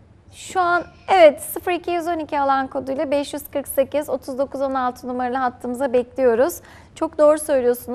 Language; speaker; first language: Turkish; native; Turkish